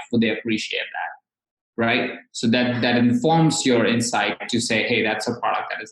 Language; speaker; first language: English; non-native, local second language; Hindi